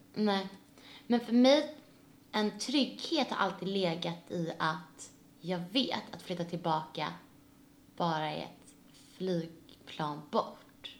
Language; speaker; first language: Swedish; native; Swedish